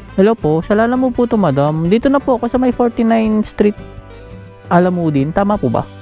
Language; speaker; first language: Filipino; native; Filipino